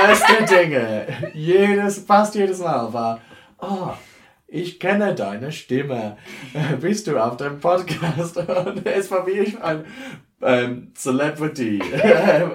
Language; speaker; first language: German; non-native, learner; English